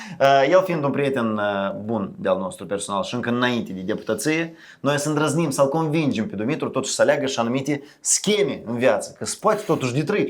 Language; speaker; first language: Romanian; native; Romanian